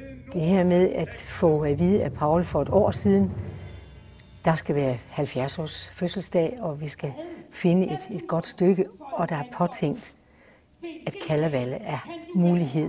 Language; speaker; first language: Danish; native; Danish